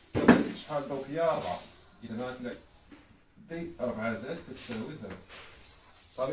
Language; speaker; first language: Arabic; native; Arabic